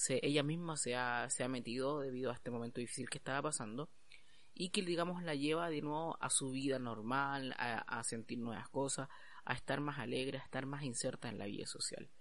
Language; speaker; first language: Spanish; native; Spanish